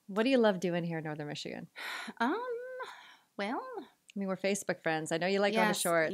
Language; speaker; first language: English; native; English